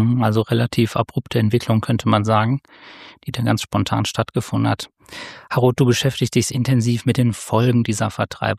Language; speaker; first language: German; native; German